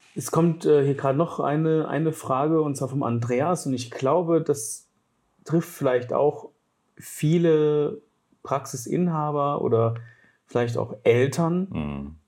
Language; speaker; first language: German; native; German